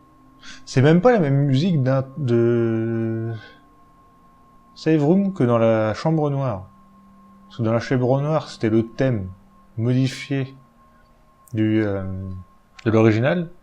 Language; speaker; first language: French; native; French